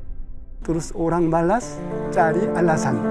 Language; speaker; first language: Indonesian; non-native, learner; Korean